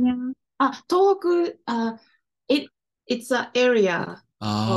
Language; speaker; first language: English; non-native, fluent; Japanese